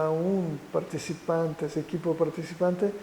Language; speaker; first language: Spanish; non-native, fluent; Italian